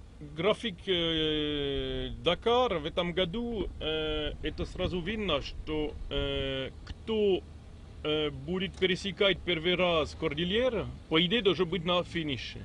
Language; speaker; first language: Russian; non-native, learner; French